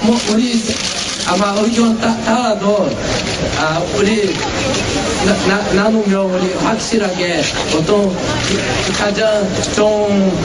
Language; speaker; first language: Korean; non-native, learner; Portuguese